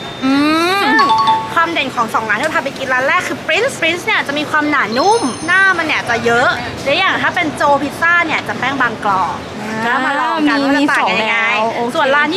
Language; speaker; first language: Thai; native; Thai